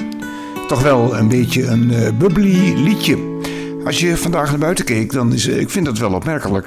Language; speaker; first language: Dutch; native; Dutch